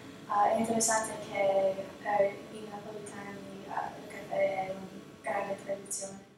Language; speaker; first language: Italian; non-native, learner; English